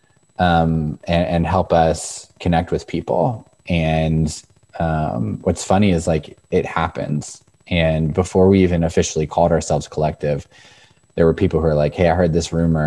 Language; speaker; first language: English; native; English